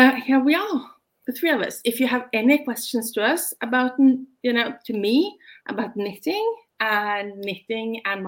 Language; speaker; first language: English; non-native, fluent; Norwegian